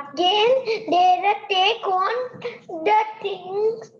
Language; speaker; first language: English; non-native, learner; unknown